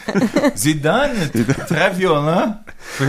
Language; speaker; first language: French; non-native, learner; Portuguese